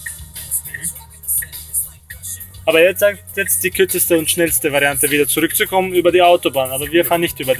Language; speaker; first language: German; native; German